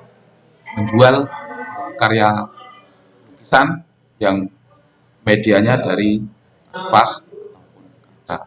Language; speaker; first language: Indonesian; non-native, local second language; Javanese